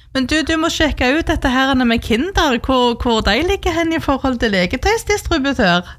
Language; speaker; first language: Norwegian; native; Norwegian